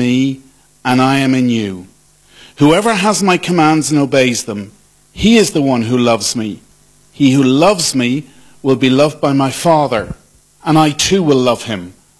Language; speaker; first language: English; native; English